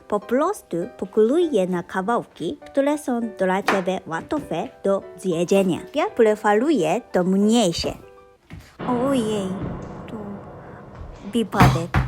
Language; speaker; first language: Polish; non-native, learner; Japanese